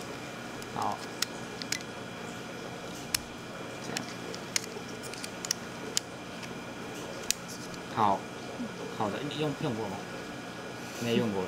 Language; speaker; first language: Chinese; non-native, learner; Japanese